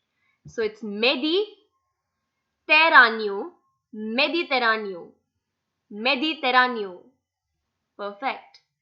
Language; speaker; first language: Spanish; non-native, fluent; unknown